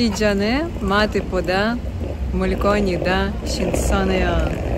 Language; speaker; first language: Korean; non-native, learner; Russian